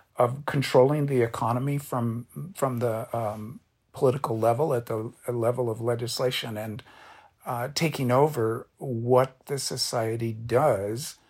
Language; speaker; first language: English; native; English